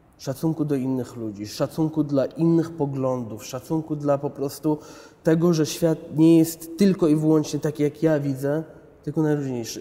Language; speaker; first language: Polish; early bilingual, other home language; Chechen